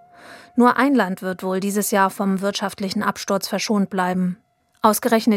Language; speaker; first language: German; native; German